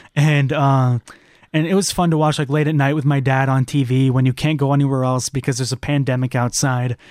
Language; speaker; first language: English; native; English